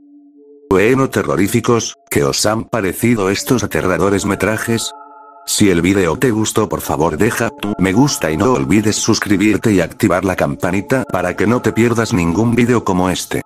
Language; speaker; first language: Spanish; native; Spanish